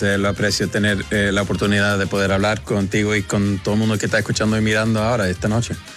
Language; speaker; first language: Spanish; early bilingual, heritage; English